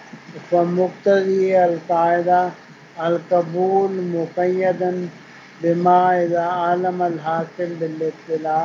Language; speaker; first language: Arabic; non-native, fluent; Urdu